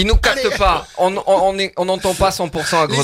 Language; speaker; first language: French; native; French